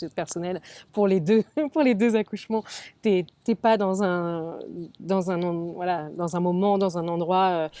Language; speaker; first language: French; native; French